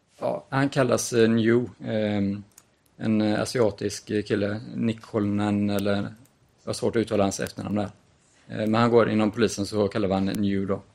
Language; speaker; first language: Swedish; native; Swedish